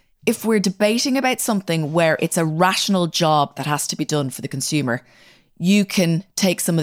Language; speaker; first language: English; native; English